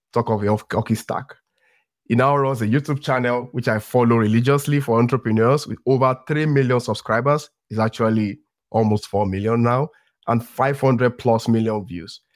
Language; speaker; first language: English; non-native, local second language; Yoruba